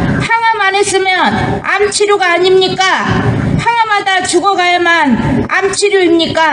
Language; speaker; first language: Korean; native; Korean